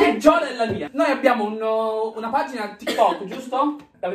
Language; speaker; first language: Italian; native; Italian